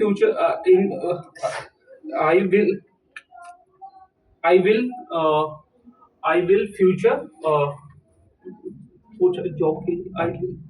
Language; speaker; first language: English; non-native, learner; Hindi